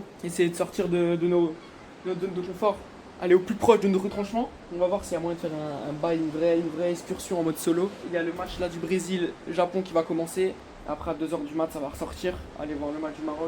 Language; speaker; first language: French; native; French